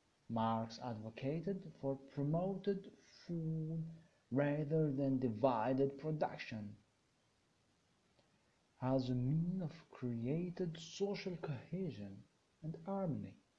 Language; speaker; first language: English; non-native, fluent; Arabic